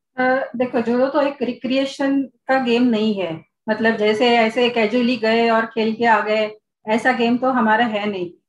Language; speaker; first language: Hindi; non-native, local second language; Marathi